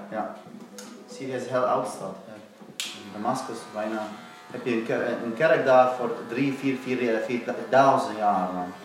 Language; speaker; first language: Dutch; non-native, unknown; Arabic